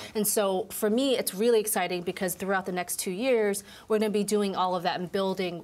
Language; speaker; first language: English; native; English